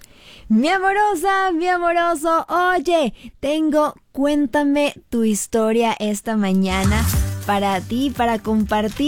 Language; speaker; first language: Spanish; native; Spanish